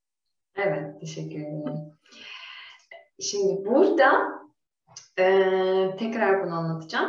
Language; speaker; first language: Turkish; non-native, fluent; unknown